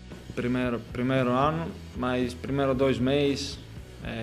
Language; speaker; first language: Portuguese; non-native, learner; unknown